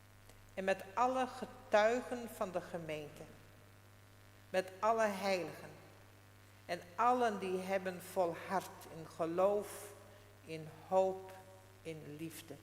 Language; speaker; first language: Dutch; non-native, local second language; Western Frisian